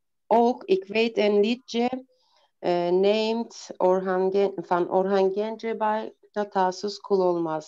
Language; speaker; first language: Dutch; non-native, learner; Turkish